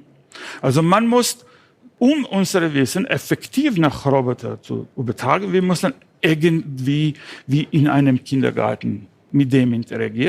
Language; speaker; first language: German; non-native, learner; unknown